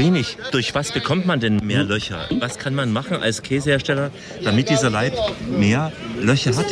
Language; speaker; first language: German; native; German